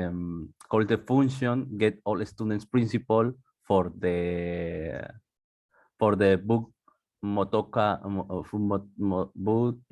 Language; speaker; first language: English; non-native, learner; Spanish